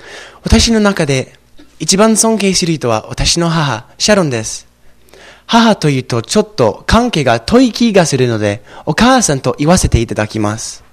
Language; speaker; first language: Japanese; non-native, fluent; English